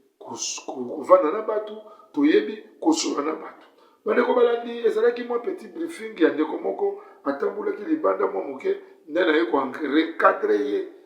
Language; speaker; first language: Lingala; native; Lingala